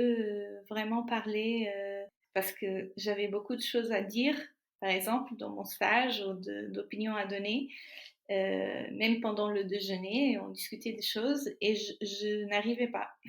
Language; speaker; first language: French; non-native, fluent; Portuguese